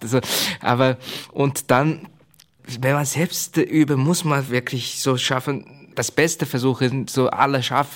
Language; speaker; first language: German; non-native, learner; Chinese